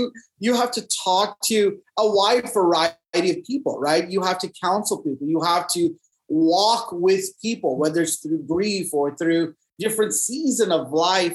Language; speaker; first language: English; native; English